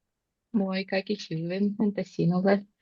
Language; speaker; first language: Finnish; non-native, learner; Russian